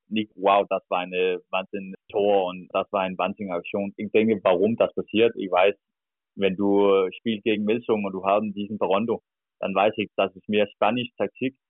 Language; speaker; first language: German; non-native, learner; Danish